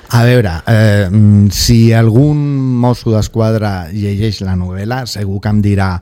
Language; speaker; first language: Catalan; non-native, local second language; Spanish